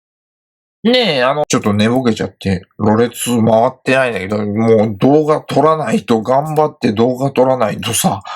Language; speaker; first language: Japanese; native; Japanese